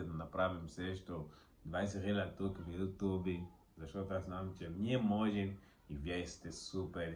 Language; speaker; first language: Bulgarian; non-native, learner; Portuguese